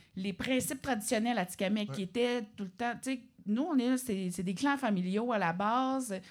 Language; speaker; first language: French; native; French